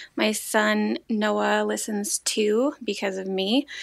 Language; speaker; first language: English; native; English